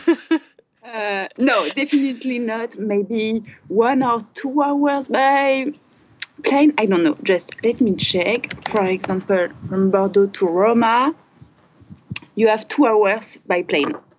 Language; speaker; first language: English; non-native, learner; French